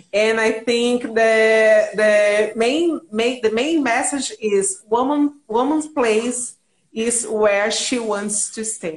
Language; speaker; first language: English; non-native, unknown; Portuguese